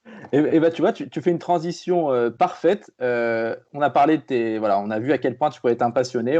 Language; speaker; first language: French; native; French